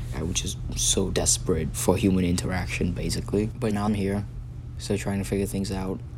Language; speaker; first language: English; non-native, fluent; Vietnamese